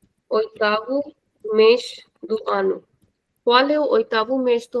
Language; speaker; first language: Portuguese; non-native, fluent; Hindi